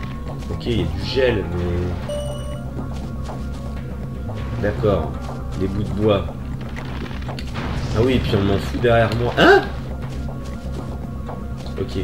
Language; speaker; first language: French; native; French